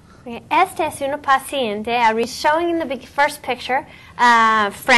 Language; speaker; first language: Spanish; non-native, learner; English